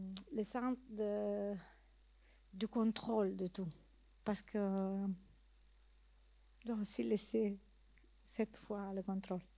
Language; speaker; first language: French; non-native, learner; Italian